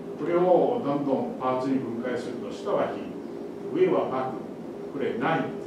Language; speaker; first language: Japanese; native; Japanese